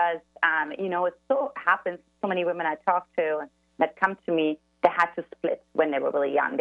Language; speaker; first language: English; non-native, fluent; German